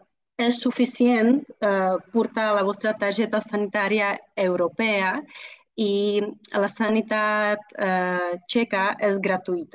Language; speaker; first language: Catalan; non-native, fluent; Czech